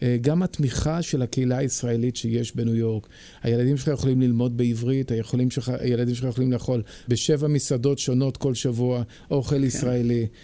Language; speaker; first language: Hebrew; early bilingual, heritage; Hebrew